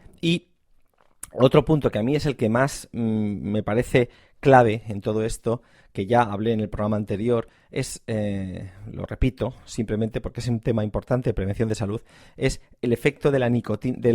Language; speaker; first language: Spanish; native; Spanish